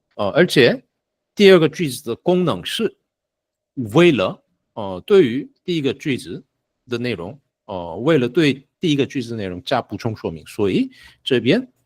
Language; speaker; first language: Chinese; non-native, fluent; Korean